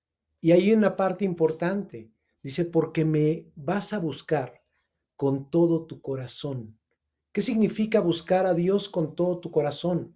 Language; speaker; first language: Spanish; native; Spanish